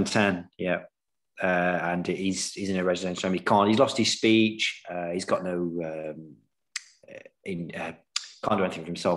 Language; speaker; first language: English; native; English